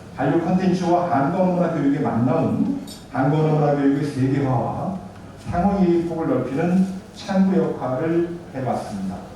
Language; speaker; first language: Korean; native; Korean